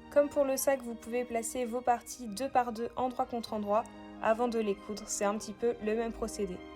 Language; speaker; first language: French; native; French